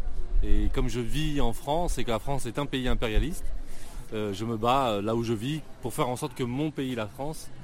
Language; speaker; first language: French; native; French